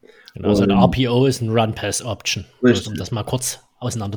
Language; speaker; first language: German; native; German